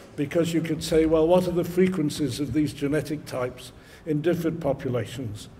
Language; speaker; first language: English; native; English